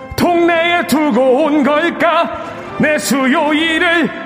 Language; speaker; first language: Korean; native; Korean